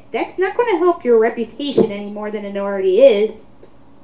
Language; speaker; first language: English; native; English